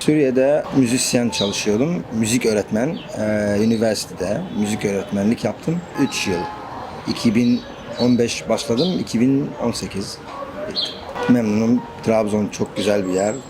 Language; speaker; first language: Turkish; non-native, learner; Arabic